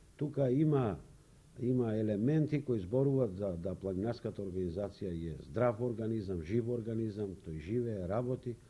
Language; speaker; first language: Macedonian; native; Macedonian